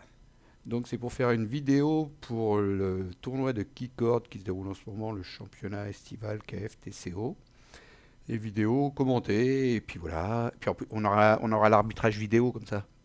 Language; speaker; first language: French; native; French